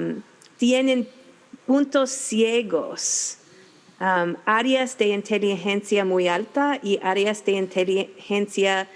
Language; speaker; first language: Spanish; non-native, fluent; English